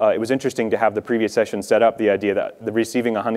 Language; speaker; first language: English; native; English